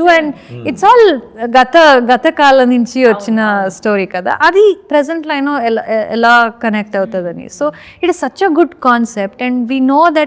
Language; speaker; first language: Telugu; non-native, learner; Kannada